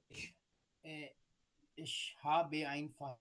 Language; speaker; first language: German; non-native, learner; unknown